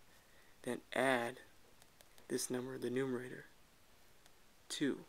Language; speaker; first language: English; native; English